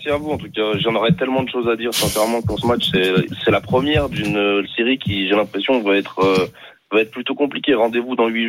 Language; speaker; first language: French; native; French